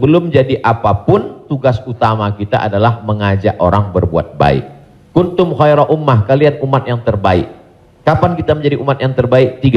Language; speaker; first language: Malay; native; Malay